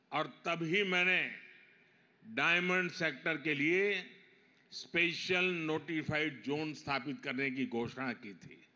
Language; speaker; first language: Hindi; non-native, local second language; Gujarati